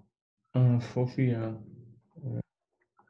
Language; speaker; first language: Spanish; non-native, learner; English